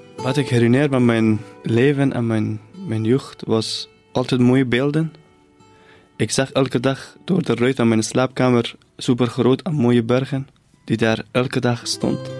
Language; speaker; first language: Dutch; non-native, fluent; Persian